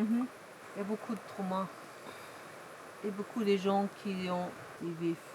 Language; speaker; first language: French; non-native, fluent; German